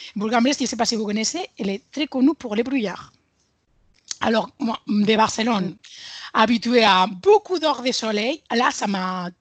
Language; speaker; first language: French; non-native, fluent; Spanish